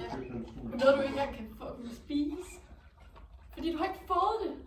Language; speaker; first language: Danish; native; Danish